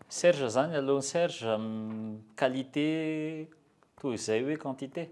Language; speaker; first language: Malagasy; native; Malagasy